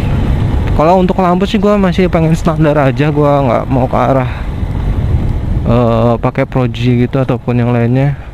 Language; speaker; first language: Indonesian; native; Indonesian